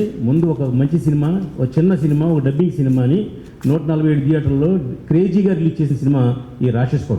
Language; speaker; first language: Telugu; native; Telugu